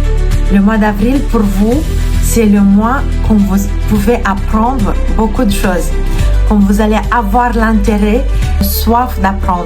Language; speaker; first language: French; non-native, fluent; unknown